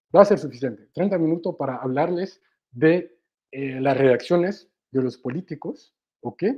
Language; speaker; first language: Spanish; non-native, fluent; Wolof